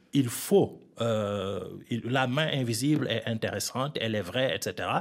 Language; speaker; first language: French; non-native, local second language; Fula